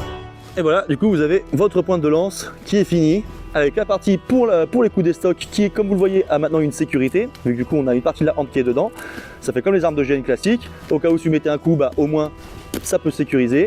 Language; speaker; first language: French; native; French